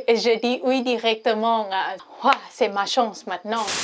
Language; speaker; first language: French; non-native, learner; Thai